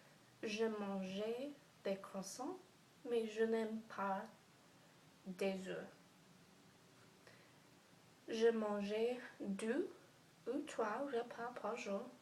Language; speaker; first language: French; non-native, learner; English